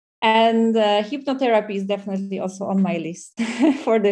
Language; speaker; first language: English; non-native, fluent; Polish